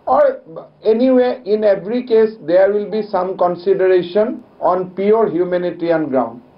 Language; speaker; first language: English; non-native, local second language; Assamese